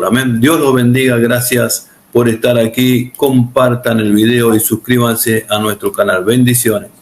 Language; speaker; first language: Spanish; non-native, fluent; Portuguese